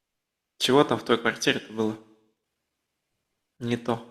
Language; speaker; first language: Russian; native; Russian